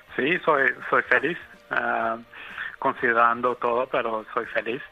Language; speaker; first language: Spanish; non-native, fluent; Finnish